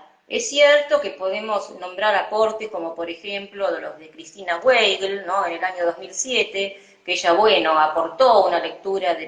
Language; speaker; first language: Spanish; native; Spanish